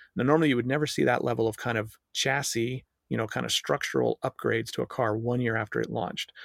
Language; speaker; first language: English; native; English